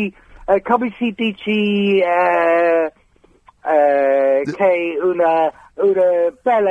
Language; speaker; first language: English; native; English